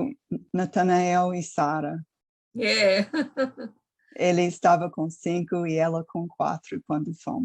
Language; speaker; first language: Portuguese; non-native, fluent; English